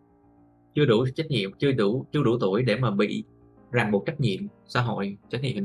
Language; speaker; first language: Vietnamese; native; Vietnamese